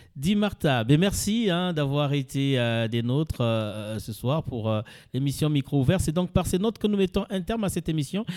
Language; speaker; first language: French; native; French